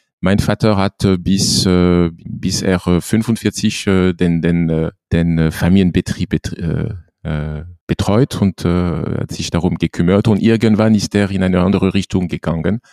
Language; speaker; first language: German; non-native, fluent; French